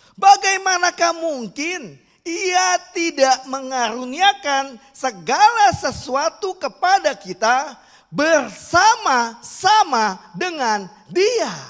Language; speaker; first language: Indonesian; native; Indonesian